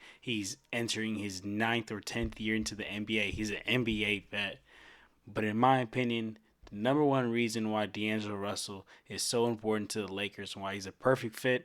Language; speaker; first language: English; native; English